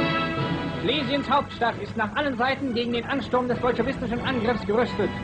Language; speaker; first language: German; native; German